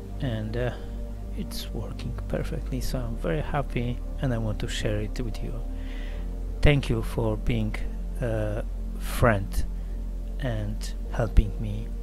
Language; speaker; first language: English; non-native, learner; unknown